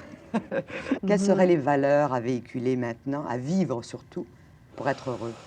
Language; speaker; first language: French; native; French